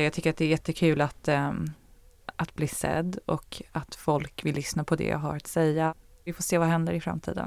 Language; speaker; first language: Swedish; early bilingual, heritage; Swedish